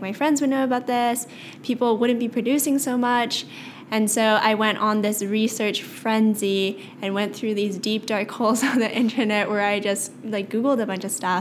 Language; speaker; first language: English; native; English